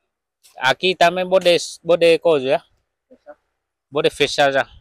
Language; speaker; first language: Portuguese; non-native, learner; Vietnamese